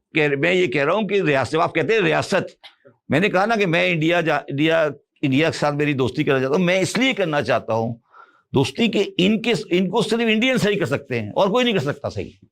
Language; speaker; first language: Urdu; native; Urdu